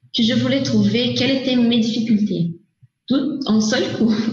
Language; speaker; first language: French; non-native, learner; Portuguese